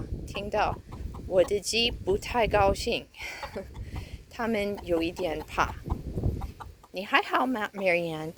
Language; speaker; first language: Chinese; non-native, fluent; English